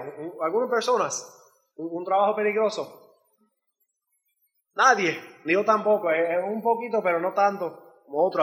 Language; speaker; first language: Spanish; non-native, learner; English